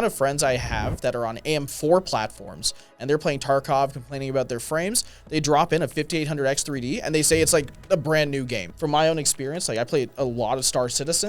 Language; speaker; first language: English; native; English